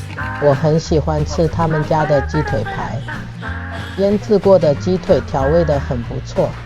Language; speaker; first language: Chinese; native; Chinese